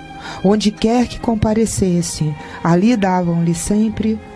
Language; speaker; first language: Portuguese; native; Portuguese